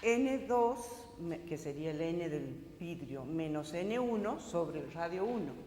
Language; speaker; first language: Spanish; native; Spanish